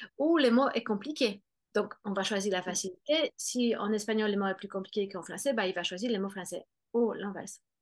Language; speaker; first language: French; non-native, fluent; Polish